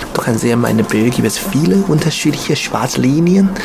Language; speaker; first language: German; non-native, learner; Chinese